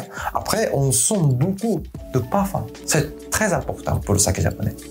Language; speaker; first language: French; non-native, learner; Japanese